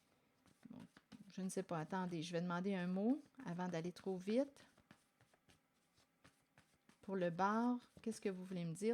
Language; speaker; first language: French; native; French